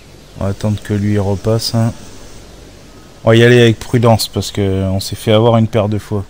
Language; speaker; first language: French; native; French